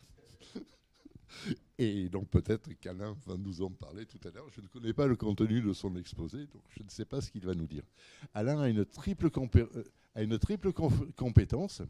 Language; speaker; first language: French; native; French